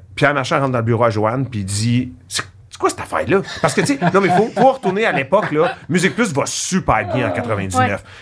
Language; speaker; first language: French; native; French